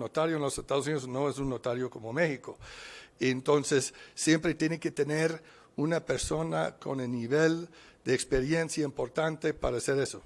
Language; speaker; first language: Spanish; non-native, fluent; English